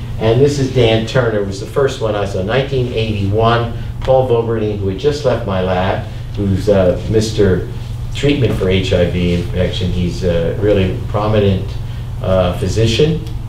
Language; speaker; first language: English; native; English